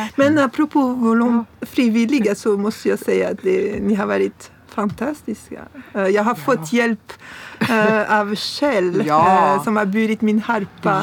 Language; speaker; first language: Swedish; non-native, fluent; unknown